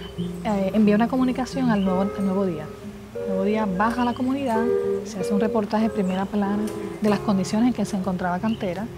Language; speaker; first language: Spanish; native; Spanish